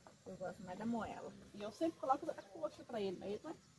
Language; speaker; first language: Portuguese; native; Portuguese